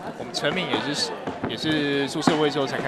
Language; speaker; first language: Chinese; native; Chinese